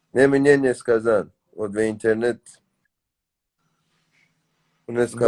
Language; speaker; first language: Russian; non-native, learner; Tajik